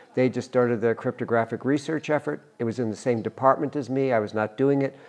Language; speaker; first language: English; native; English